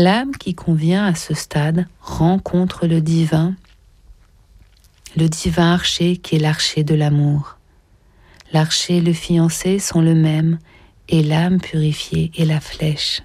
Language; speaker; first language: French; native; French